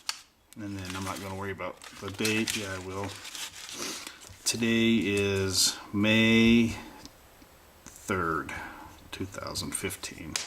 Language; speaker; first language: English; native; English